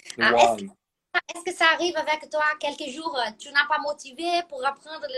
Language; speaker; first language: French; non-native, fluent; Portuguese